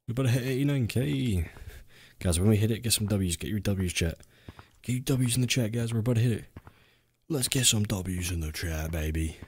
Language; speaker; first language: English; native; English